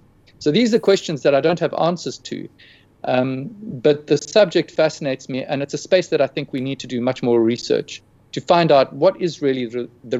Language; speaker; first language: English; native; English